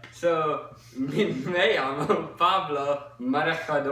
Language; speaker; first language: Spanish; non-native, learner; English